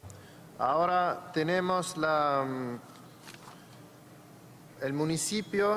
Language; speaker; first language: Spanish; non-native, fluent; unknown